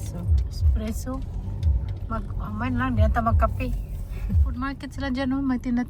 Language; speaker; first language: Filipino; non-native, local second language; Cebuano